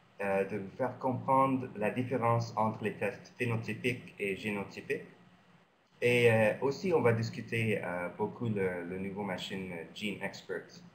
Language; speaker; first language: French; non-native, local second language; English